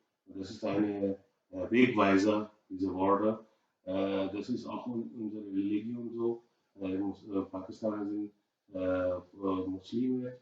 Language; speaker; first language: German; non-native, learner; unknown